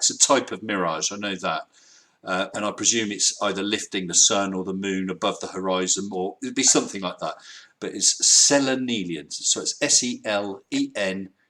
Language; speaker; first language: English; native; English